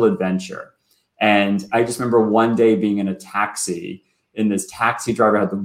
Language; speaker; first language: English; native; English